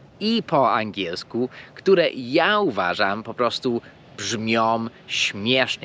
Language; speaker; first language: Polish; early bilingual, heritage; English